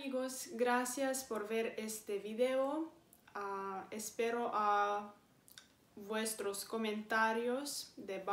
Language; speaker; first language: Spanish; non-native, fluent; Romanian